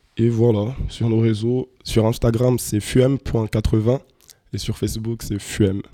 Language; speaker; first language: French; non-native, fluent; Portuguese